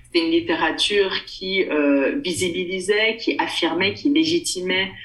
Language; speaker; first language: French; native; French